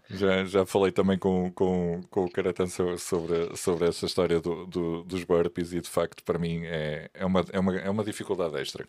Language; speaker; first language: Portuguese; native; Portuguese